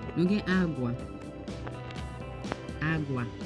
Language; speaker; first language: Portuguese; non-native, learner; Haitian Creole